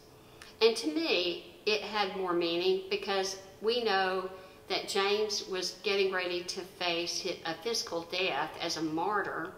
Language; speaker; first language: English; native; English